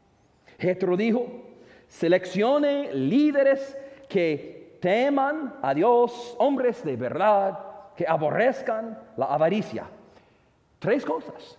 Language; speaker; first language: Spanish; non-native, fluent; English